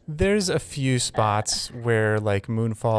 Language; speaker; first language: English; native; English